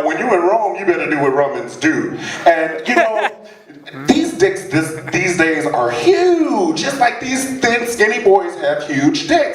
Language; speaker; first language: English; native; English